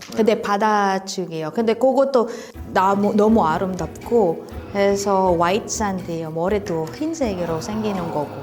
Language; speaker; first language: Korean; non-native, fluent; Filipino